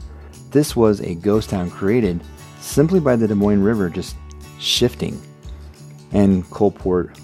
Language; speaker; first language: English; native; English